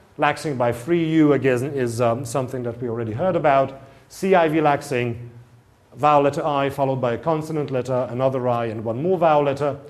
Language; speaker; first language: English; non-native, fluent; Hungarian